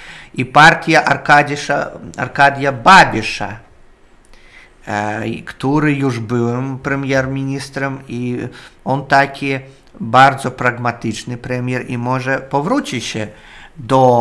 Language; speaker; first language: Polish; non-native, learner; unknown